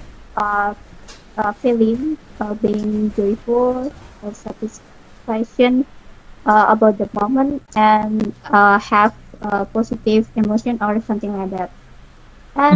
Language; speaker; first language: English; non-native, learner; Indonesian